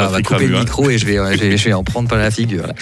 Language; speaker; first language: French; native; French